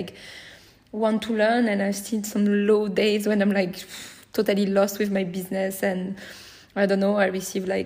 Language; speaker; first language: English; non-native, fluent; French